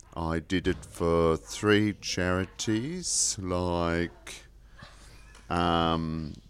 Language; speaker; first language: English; native; English